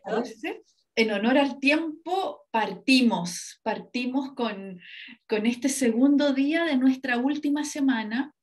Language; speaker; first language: Spanish; native; Spanish